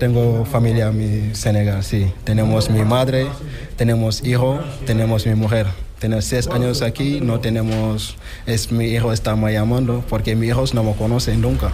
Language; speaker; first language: Spanish; non-native, learner; Wolof